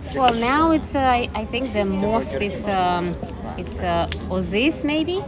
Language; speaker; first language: English; non-native, fluent; Russian